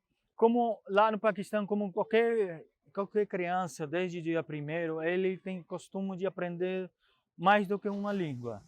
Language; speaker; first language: Portuguese; non-native, fluent; Punjabi